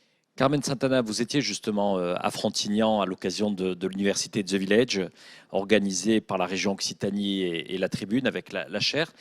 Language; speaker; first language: French; native; French